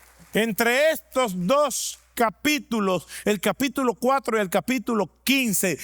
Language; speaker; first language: Spanish; native; Spanish